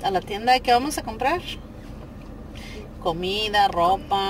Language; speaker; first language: Spanish; native; Spanish